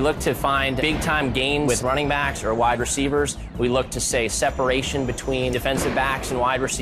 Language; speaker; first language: English; native; English